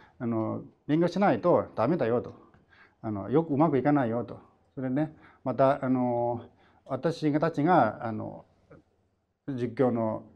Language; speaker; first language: Japanese; non-native, fluent; Chinese